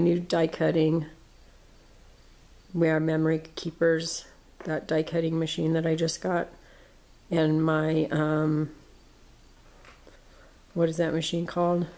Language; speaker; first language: English; native; English